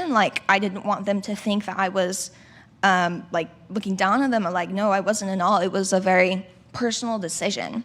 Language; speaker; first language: English; native; English